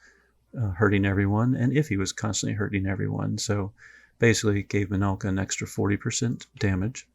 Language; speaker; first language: English; native; English